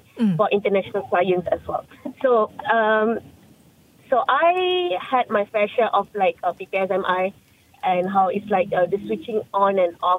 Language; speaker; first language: English; non-native, local second language; Malay